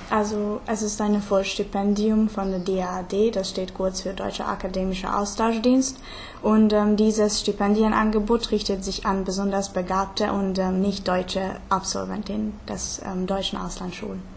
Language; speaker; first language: German; non-native, fluent; Hungarian